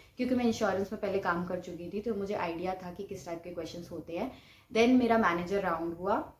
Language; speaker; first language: Hindi; non-native, local second language; Bangla